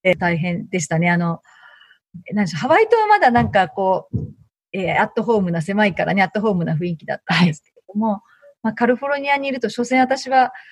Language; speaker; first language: Japanese; native; Japanese